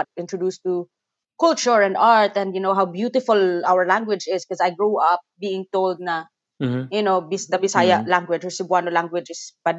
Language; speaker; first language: English; non-native, local second language; Cebuano